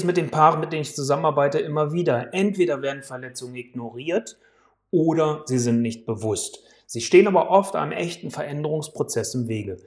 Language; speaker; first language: German; native; German